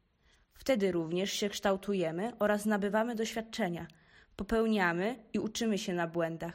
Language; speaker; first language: Polish; native; Polish